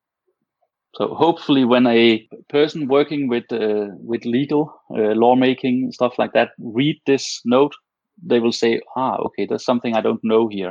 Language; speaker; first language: English; non-native, fluent; Danish